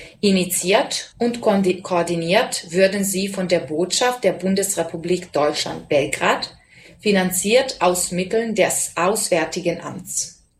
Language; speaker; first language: German; non-native, fluent; Serbian